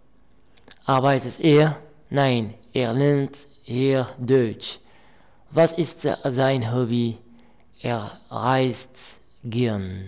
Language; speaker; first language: German; non-native, learner; Arabic